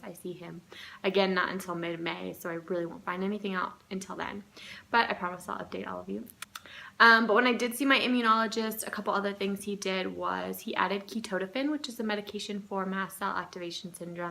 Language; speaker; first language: English; native; English